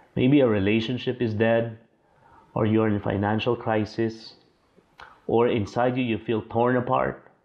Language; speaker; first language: English; non-native, local second language; Filipino